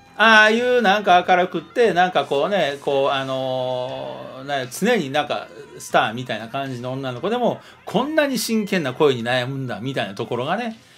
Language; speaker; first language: Japanese; native; Japanese